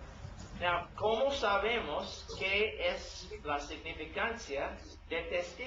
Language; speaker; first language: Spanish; non-native, learner; English